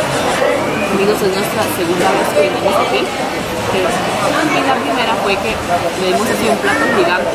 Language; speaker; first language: Spanish; early bilingual, other home language; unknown